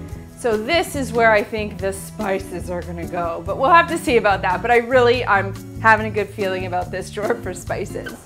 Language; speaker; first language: English; native; English